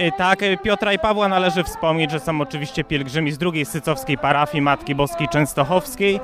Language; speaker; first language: Polish; native; Polish